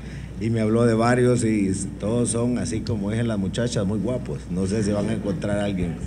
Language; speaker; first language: Spanish; native; Spanish